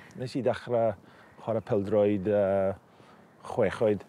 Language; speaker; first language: Welsh; non-native, learner; English